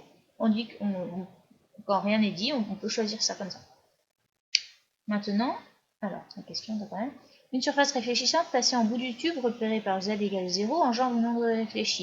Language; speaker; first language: French; native; French